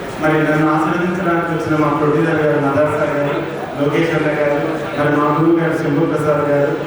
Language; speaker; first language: Telugu; native; Telugu